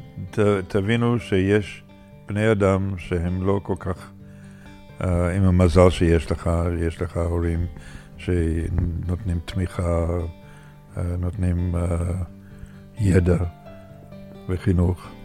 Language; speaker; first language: Hebrew; non-native, fluent; English